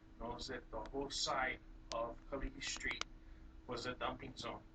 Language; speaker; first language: English; native; English